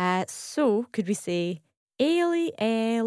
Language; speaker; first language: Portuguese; non-native, learner; English